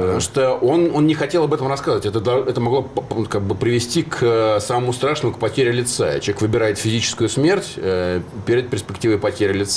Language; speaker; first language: Russian; native; Russian